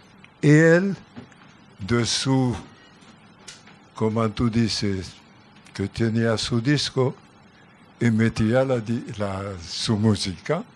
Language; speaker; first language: Spanish; non-native, learner; French